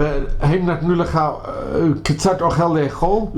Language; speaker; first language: Hebrew; non-native, fluent; English